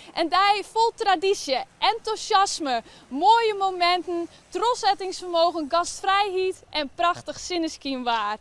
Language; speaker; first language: Dutch; non-native, local second language; Western Frisian